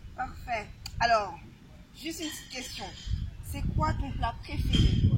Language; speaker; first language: French; non-native, local second language; Haitian Creole